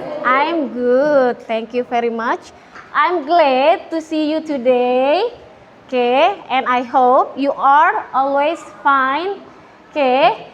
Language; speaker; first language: English; non-native, fluent; Indonesian